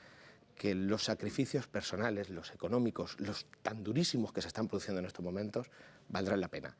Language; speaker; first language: Spanish; native; Spanish